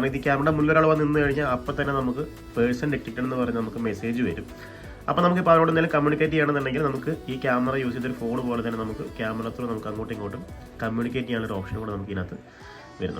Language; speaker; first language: Malayalam; native; Malayalam